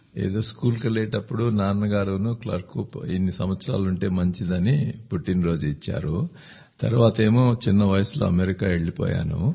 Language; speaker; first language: Telugu; native; Telugu